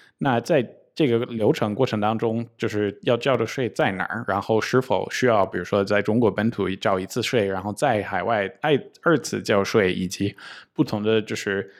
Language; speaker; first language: Chinese; non-native, fluent; English